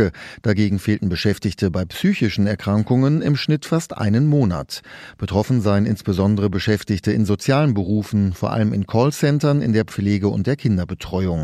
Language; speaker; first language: German; native; German